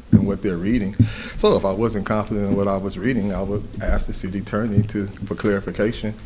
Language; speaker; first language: English; native; English